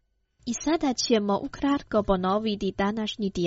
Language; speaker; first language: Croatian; non-native, fluent; Chinese